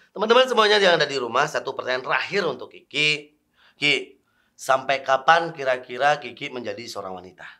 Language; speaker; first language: Indonesian; native; Indonesian